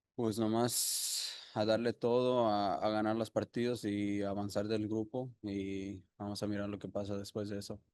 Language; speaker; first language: Spanish; early bilingual, heritage; Spanish